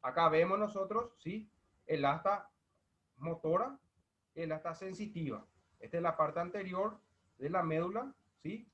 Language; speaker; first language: Spanish; native; Spanish